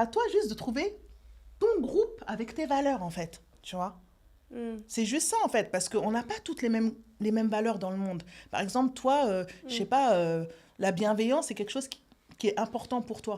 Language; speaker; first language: French; native; French